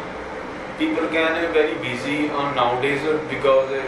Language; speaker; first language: English; non-native, learner; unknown